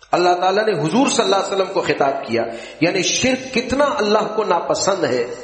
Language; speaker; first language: Urdu; native; Urdu